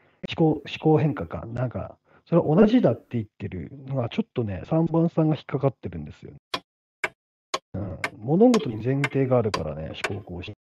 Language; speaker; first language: Japanese; native; Japanese